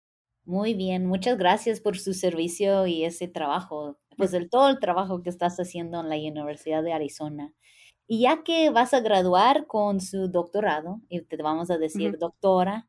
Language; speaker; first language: Spanish; early bilingual, heritage; English